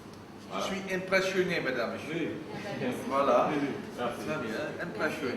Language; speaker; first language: French; non-native, learner; Dutch